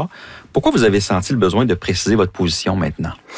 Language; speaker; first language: French; native; French